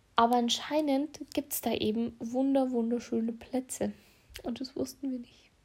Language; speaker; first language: German; early bilingual, other home language; Russian